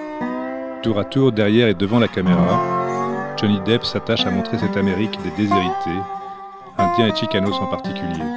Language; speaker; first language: French; native; French